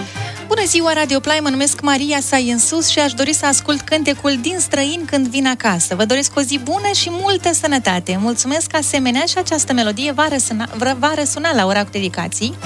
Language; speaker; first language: Romanian; native; Romanian